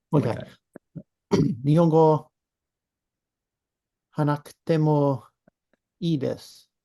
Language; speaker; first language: Japanese; non-native, learner; English